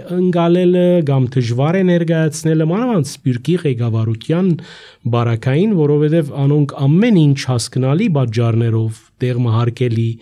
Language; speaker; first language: Armenian; early bilingual, heritage; Armenian